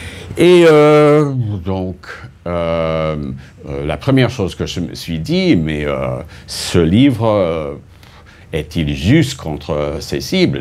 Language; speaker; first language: French; non-native, fluent; English